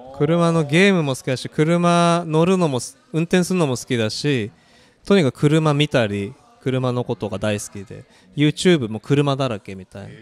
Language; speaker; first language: Japanese; early bilingual, other home language; Korean